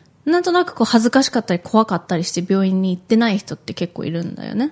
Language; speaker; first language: Japanese; native; Japanese